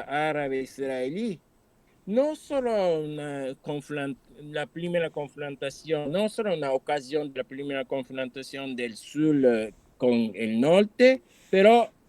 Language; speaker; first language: Spanish; non-native, fluent; Japanese